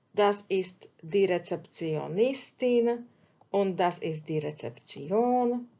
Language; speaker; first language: German; non-native, fluent; Slovak